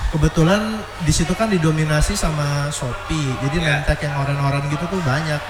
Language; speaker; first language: Indonesian; native; Indonesian